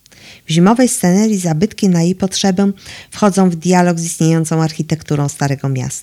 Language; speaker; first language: Polish; native; Polish